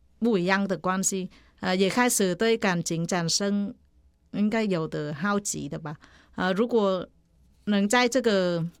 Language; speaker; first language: Chinese; non-native, fluent; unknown